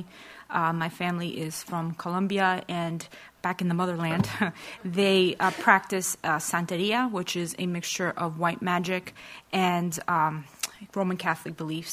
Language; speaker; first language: English; native; English